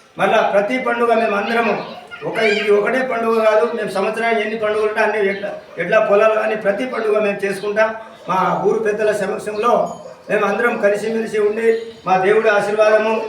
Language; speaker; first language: Telugu; non-native, local second language; Lambadi